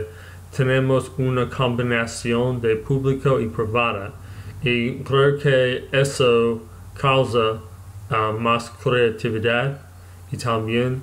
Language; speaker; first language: Spanish; non-native, learner; English